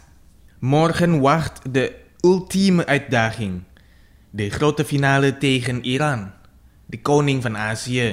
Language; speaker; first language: Dutch; non-native, fluent; Indonesian